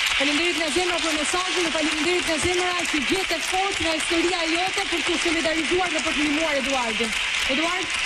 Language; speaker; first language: Albanian; native; Albanian